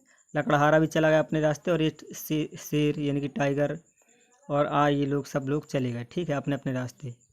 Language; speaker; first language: Hindi; native; Hindi